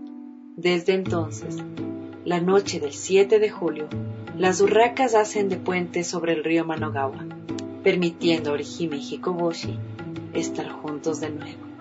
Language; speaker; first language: Spanish; native; Spanish